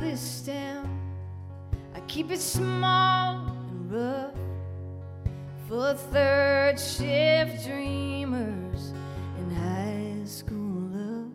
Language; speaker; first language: English; native; English